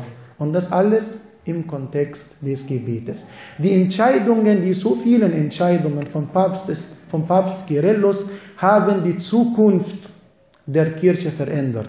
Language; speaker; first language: German; non-native, fluent; Arabic